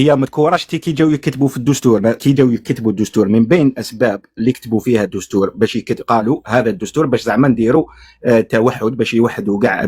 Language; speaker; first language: Arabic; native; Arabic